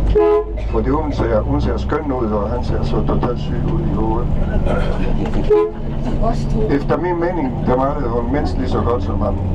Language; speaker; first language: Danish; non-native, fluent; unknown